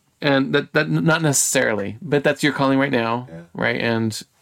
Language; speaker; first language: English; native; English